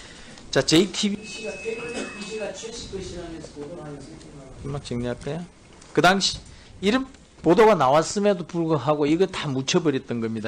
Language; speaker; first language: Korean; native; Korean